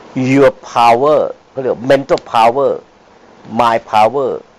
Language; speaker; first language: English; non-native, fluent; Thai